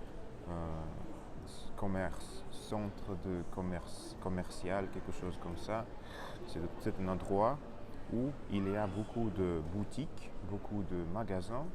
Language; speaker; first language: French; non-native, learner; Russian